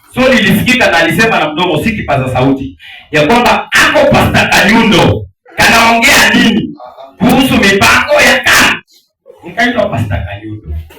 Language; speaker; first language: Swahili; non-native, local second language; Luo (Kenya and Tanzania)